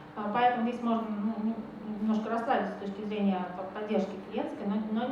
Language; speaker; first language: Russian; native; Russian